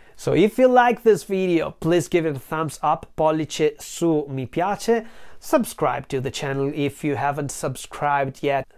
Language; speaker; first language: English; non-native, fluent; Italian